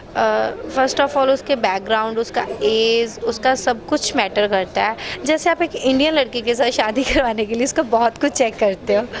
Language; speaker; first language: Hindi; native; Hindi